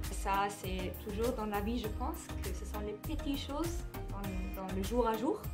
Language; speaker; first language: French; non-native, fluent; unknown